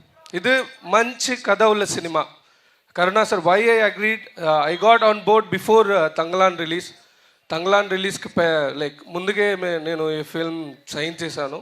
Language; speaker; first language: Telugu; non-native, learner; Tamil